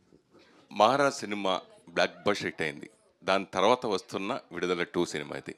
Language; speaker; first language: Telugu; native; Telugu